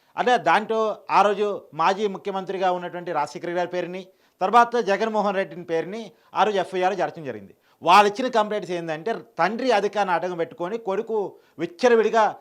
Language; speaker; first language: Telugu; native; Telugu